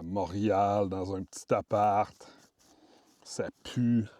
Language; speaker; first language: French; native; French